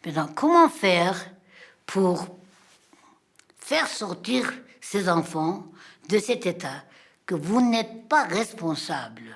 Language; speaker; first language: French; non-native, fluent; Armenian